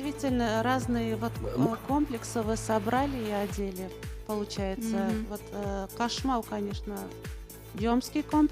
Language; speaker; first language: Russian; non-native, local second language; Bashkir